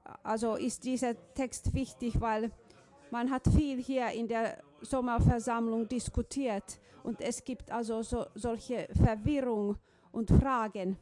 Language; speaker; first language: German; non-native, fluent; Finnish